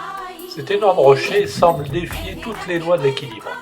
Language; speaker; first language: French; native; French